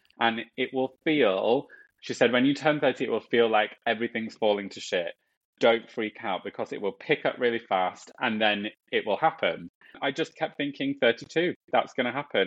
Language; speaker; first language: English; native; English